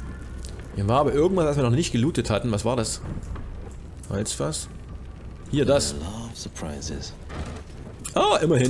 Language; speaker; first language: German; native; German